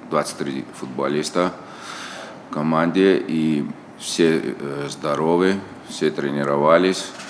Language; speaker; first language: Russian; non-native, local second language; Tajik